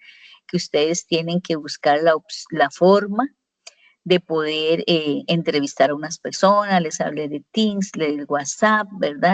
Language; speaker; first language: Spanish; native; Spanish